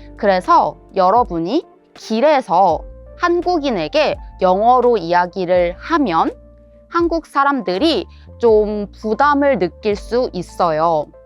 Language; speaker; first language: Korean; native; Korean